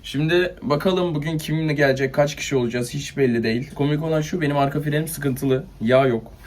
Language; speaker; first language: Turkish; native; Turkish